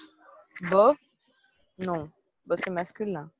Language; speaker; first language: French; non-native, learner; Portuguese